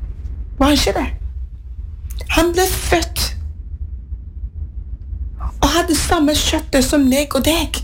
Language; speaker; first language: Norwegian; non-native, fluent; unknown